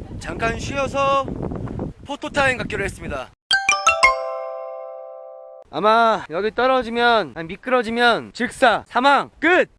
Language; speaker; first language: Korean; native; Korean